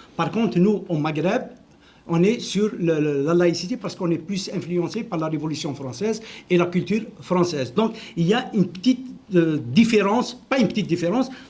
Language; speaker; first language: French; non-native, local second language; Arabic